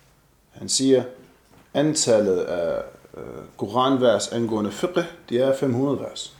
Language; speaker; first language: Danish; non-native, fluent; Arabic